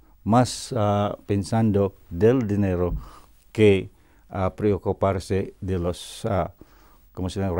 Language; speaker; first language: Spanish; non-native, fluent; Cebuano